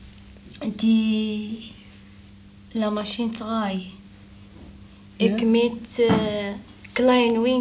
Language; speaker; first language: Dutch; non-native, learner; Arabic